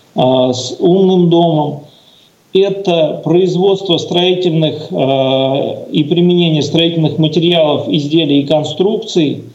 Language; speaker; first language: Russian; native; Russian